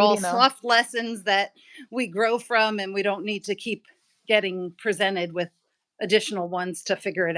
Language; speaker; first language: English; native; English